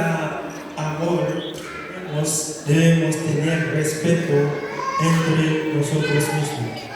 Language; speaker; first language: Spanish; non-native, fluent; Haitian Creole